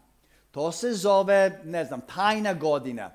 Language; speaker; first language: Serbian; non-native, fluent; English